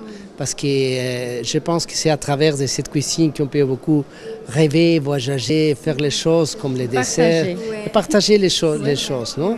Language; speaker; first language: French; non-native, fluent; Spanish